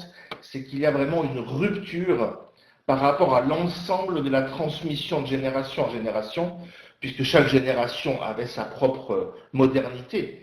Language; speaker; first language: French; native; French